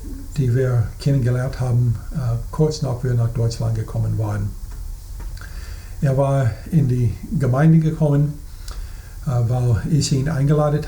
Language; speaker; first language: German; non-native, fluent; English